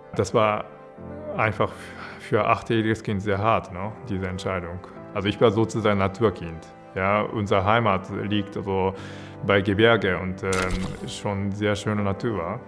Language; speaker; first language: German; non-native, fluent; Japanese